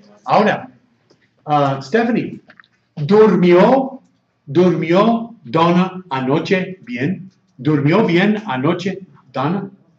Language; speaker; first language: Spanish; non-native, fluent; English